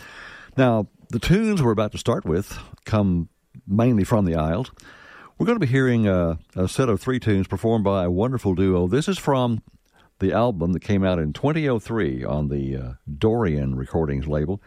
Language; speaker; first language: English; native; English